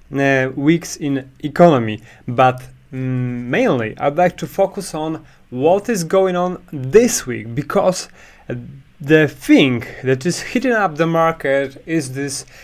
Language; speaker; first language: English; non-native, fluent; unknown